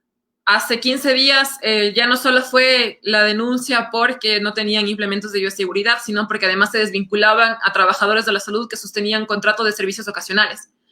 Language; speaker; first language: Spanish; native; Spanish